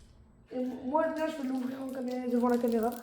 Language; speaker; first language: French; native; French